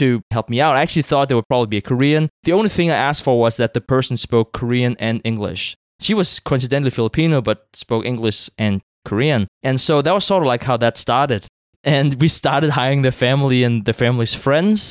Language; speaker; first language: English; non-native, fluent; Danish